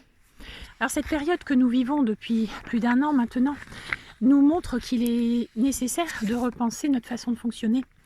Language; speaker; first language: French; native; French